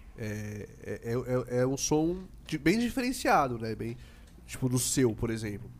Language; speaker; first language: Portuguese; native; Portuguese